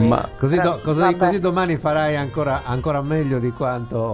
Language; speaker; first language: Italian; native; Italian